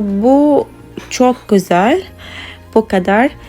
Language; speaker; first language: Turkish; non-native, learner; Arabic